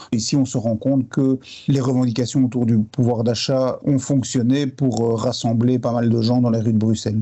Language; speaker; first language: French; native; French